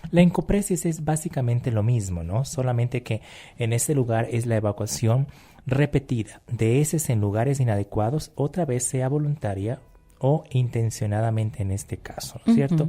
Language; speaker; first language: Spanish; native; Spanish